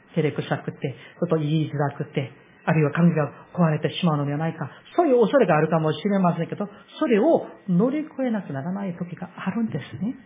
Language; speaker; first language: Japanese; non-native, fluent; Korean